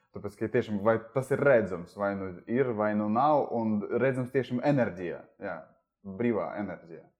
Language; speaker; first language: Latvian; non-native, local second language; Russian